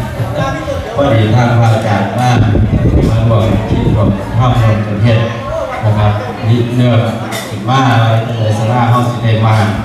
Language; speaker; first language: Thai; non-native, local second language; Northeastern Thai